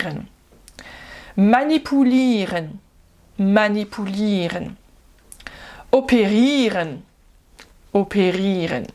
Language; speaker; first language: German; non-native, fluent; French